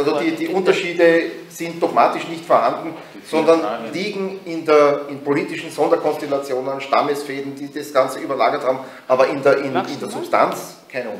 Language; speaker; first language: German; native; German